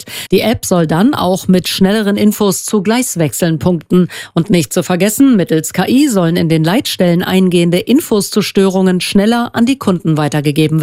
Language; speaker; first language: German; native; German